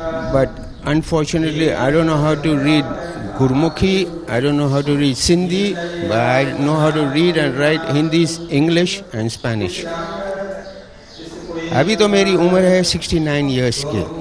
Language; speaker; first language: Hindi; non-native, local second language; Sindhi